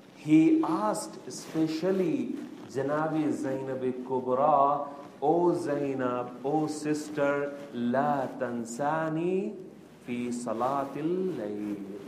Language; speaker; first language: English; non-native, local second language; Urdu